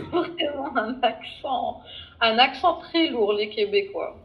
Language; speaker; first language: French; non-native, fluent; Arabic